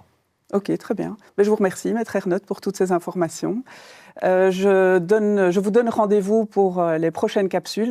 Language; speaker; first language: French; native; French